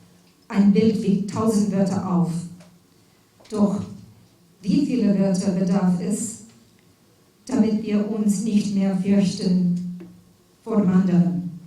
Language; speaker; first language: German; non-native, fluent; English